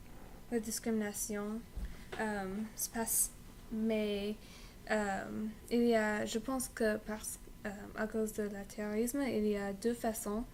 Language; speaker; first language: French; non-native, learner; English